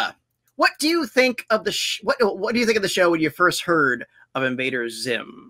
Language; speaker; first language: English; native; English